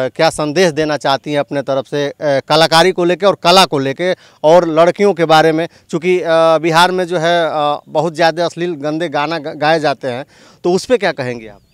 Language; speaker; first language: Hindi; native; Hindi